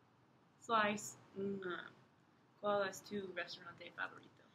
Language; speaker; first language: Spanish; non-native, learner; English